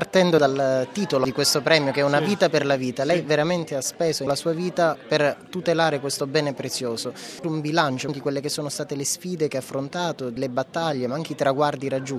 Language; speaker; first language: Italian; native; Italian